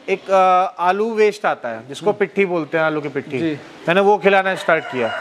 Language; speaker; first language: Hindi; native; Hindi